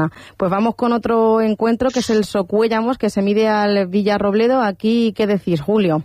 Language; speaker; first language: Spanish; native; Spanish